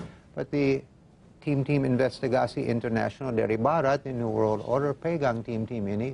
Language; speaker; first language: Indonesian; non-native, fluent; English